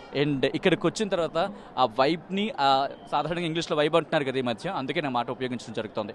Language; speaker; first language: Telugu; native; Telugu